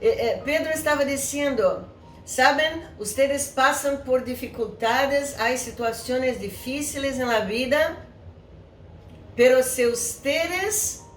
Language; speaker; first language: Spanish; non-native, fluent; Portuguese